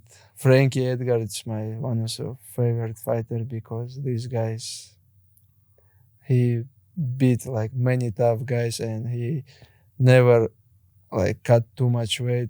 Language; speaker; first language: English; non-native, learner; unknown